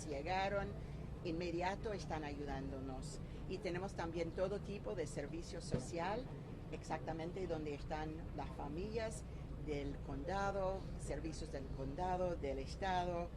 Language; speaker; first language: Spanish; non-native, fluent; English